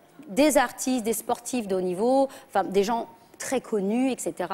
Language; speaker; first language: French; early bilingual, other home language; English